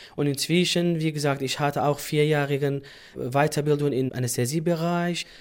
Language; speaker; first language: German; non-native, fluent; Central Kurdish